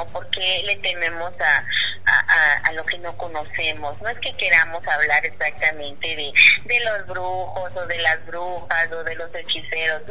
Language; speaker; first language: Spanish; native; Spanish